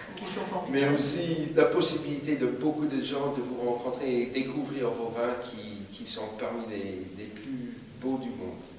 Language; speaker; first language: French; non-native, fluent; English